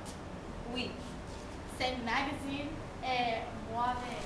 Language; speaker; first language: French; non-native, learner; English